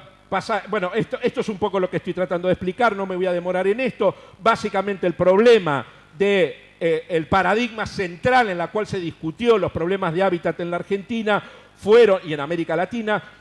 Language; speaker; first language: Spanish; native; Spanish